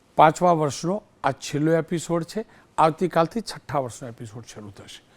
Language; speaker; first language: Gujarati; native; Gujarati